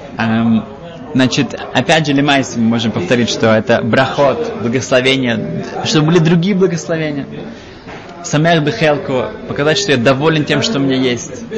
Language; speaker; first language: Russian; early bilingual, heritage; Russian